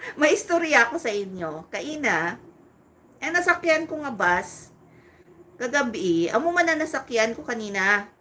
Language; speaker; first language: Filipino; non-native, local second language; Hiligaynon